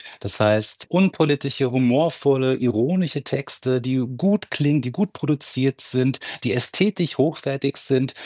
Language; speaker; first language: German; early bilingual, other home language; Turkish